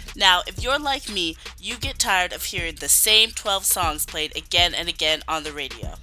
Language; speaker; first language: English; native; English